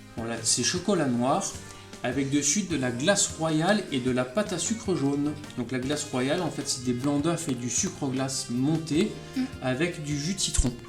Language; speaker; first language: French; native; French